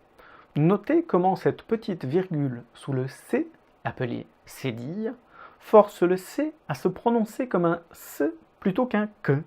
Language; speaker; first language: French; native; French